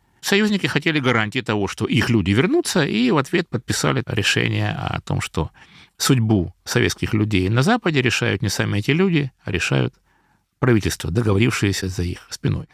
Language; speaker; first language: Russian; native; Russian